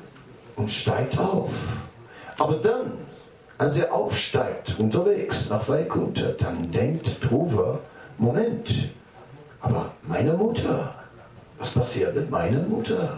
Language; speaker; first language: German; non-native, fluent; Dutch